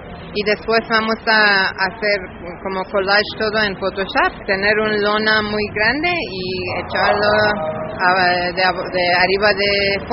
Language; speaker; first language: Spanish; non-native, learner; Persian